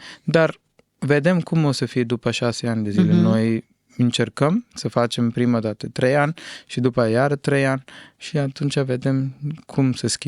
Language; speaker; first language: Romanian; non-native, fluent; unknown